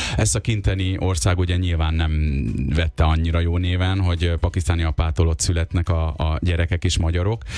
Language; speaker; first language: Hungarian; early bilingual, other home language; Urdu